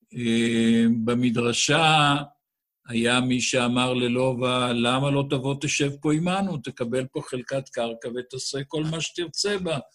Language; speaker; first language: Hebrew; native; Hebrew